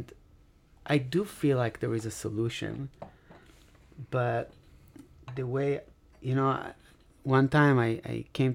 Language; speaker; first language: English; non-native, fluent; Hebrew